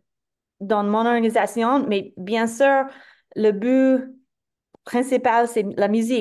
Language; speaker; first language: French; non-native, fluent; English